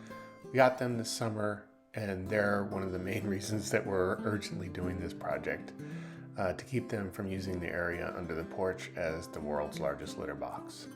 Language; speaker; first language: English; native; English